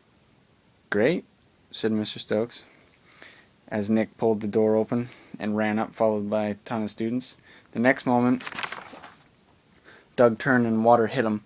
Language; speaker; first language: English; native; English